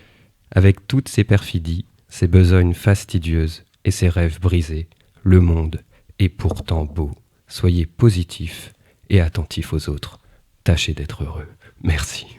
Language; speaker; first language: French; native; French